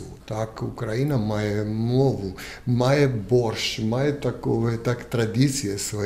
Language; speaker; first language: Ukrainian; non-native, learner; Croatian